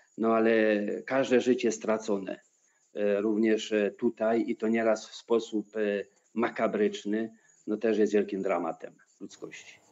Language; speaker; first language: Polish; native; Polish